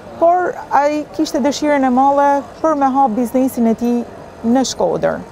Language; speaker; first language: Albanian; native; Albanian